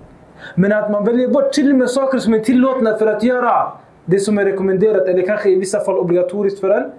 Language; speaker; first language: Swedish; early bilingual, other home language; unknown